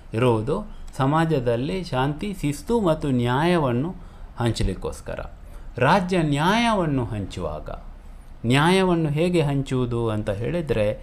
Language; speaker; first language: Kannada; non-native, local second language; Konkani